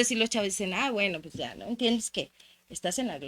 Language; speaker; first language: Spanish; native; Spanish